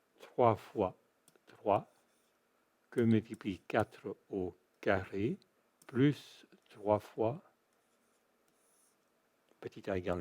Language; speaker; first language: French; native; French